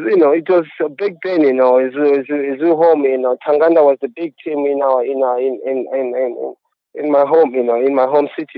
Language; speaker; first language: English; non-native, local second language; Shona